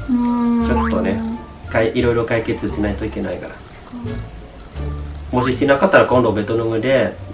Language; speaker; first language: Japanese; non-native, fluent; Vietnamese